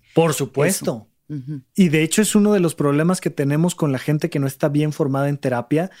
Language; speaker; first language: Spanish; native; Spanish